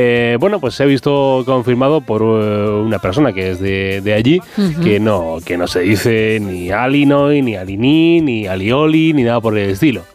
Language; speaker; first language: Spanish; native; Spanish